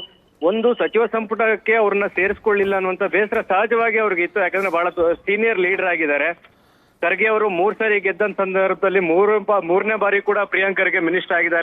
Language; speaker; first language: Kannada; native; Kannada